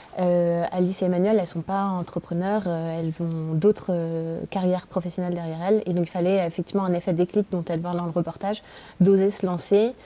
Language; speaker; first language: French; native; French